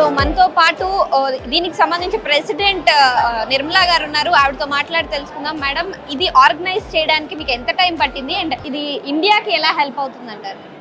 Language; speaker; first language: Telugu; native; Telugu